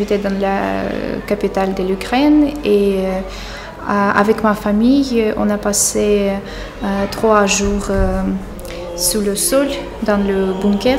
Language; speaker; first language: French; non-native, fluent; Ukrainian